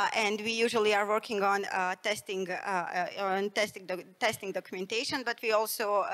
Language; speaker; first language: English; non-native, fluent; Bosnian